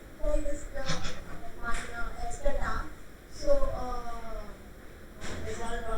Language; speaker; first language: German; non-native, learner; Marathi